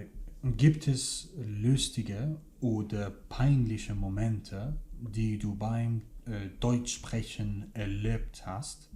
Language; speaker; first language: German; non-native, fluent; Kurdish